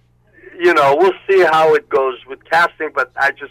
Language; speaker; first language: English; non-native, fluent; Armenian